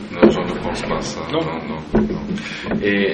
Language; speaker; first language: French; non-native, fluent; German